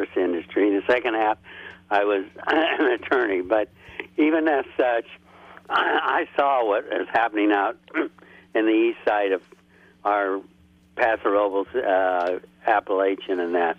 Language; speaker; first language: English; native; English